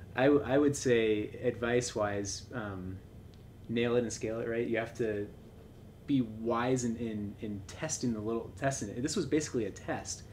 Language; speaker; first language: English; native; English